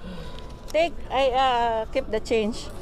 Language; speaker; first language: English; non-native, local second language; Filipino